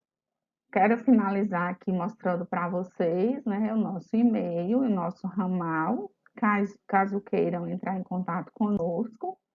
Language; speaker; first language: Portuguese; native; Portuguese